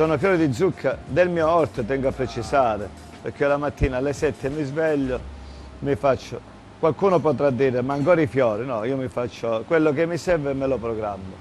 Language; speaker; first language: Italian; native; Italian